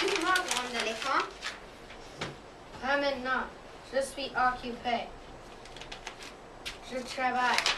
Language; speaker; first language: French; non-native, learner; English